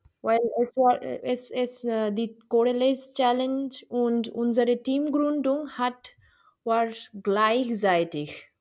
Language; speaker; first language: German; non-native, learner; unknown